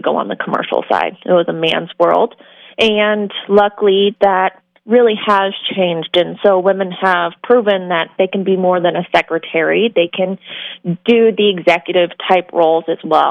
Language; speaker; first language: English; native; English